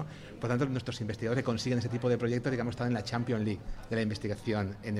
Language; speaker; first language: Spanish; native; Spanish